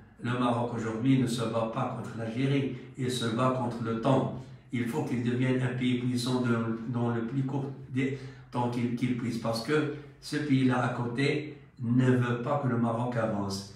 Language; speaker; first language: French; non-native, local second language; Arabic